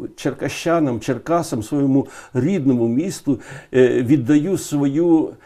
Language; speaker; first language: Ukrainian; native; Ukrainian